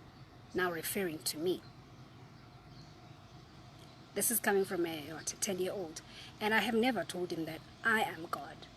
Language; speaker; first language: English; non-native, local second language; Zulu